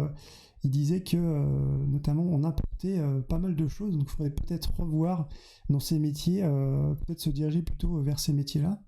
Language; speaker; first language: French; native; French